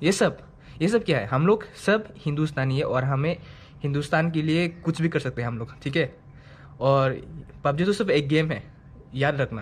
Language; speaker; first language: Hindi; non-native, local second language; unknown